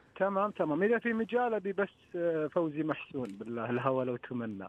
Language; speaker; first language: Arabic; native; Arabic